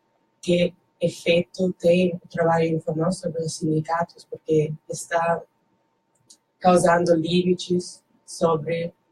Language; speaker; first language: Portuguese; non-native, learner; Dutch